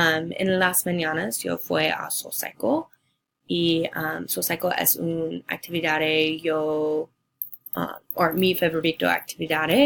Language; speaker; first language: Spanish; non-native, learner; English